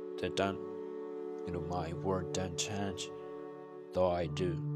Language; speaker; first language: English; non-native, learner; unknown